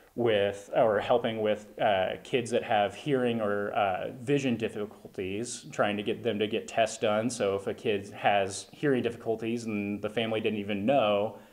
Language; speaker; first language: English; native; English